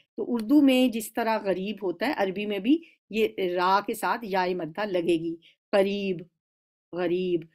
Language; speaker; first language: Urdu; native; Urdu